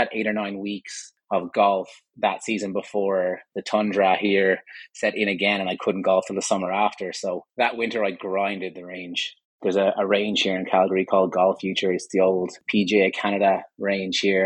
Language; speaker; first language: English; native; English